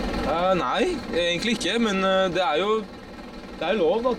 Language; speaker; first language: Norwegian; native; Norwegian